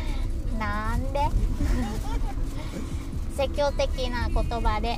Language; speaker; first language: Japanese; non-native, learner; Vietnamese